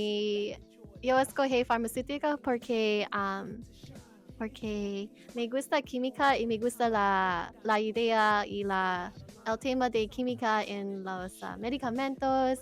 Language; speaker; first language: Spanish; non-native, learner; English